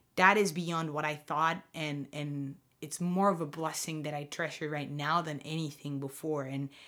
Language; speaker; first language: English; non-native, fluent; Spanish